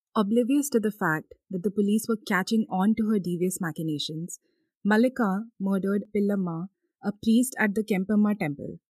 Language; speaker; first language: English; non-native, local second language; Hindi